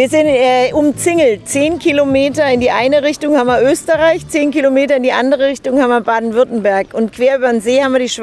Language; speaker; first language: German; native; German